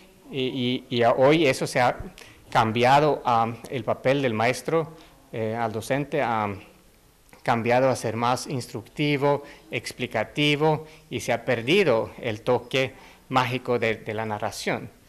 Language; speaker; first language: Spanish; non-native, fluent; Finnish